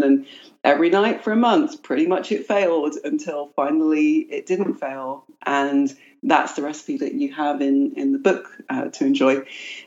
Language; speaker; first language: English; native; English